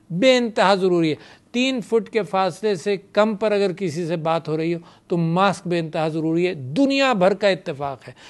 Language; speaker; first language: Urdu; native; Urdu